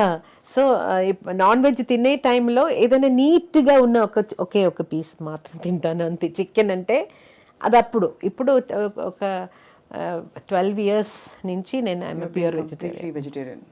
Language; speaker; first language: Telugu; non-native, local second language; Malayalam